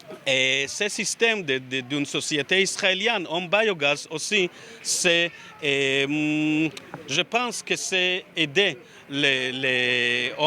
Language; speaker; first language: French; non-native, learner; Hebrew